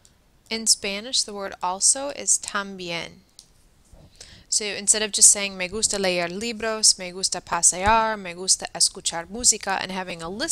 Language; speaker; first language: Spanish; non-native, fluent; English